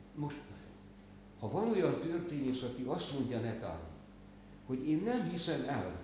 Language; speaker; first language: Hungarian; native; Hungarian